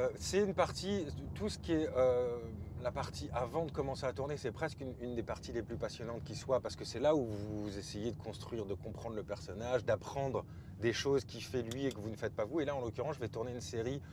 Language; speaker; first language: French; native; French